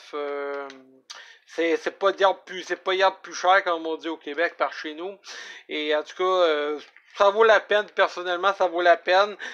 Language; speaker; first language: French; native; French